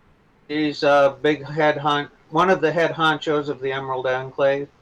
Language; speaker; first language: English; native; English